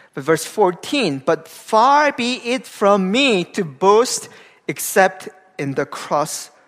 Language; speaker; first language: English; non-native, fluent; Korean